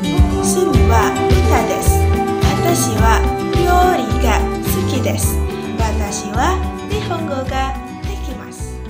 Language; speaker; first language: Japanese; non-native, learner; Indonesian